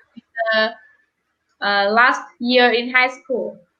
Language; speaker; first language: English; non-native, learner; Vietnamese